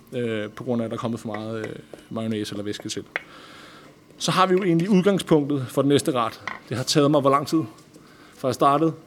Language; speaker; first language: Danish; native; Danish